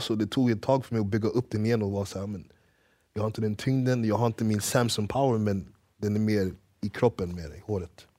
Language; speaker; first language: Swedish; early bilingual, other home language; English